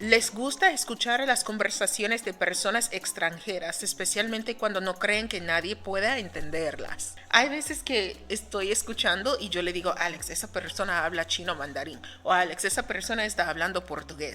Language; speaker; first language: Spanish; non-native, fluent; English